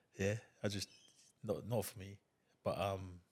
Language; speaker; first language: English; non-native, fluent; Tongan